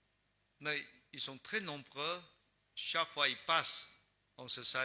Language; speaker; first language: French; non-native, learner; Chinese